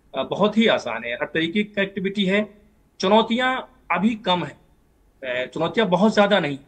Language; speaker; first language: Hindi; native; Hindi